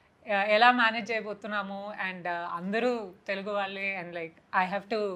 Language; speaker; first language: Telugu; non-native, fluent; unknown